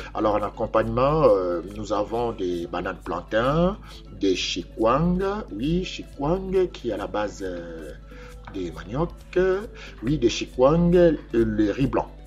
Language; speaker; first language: French; non-native, local second language; Lingala